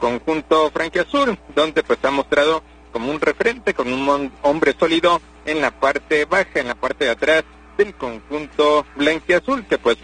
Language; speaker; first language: Spanish; native; Spanish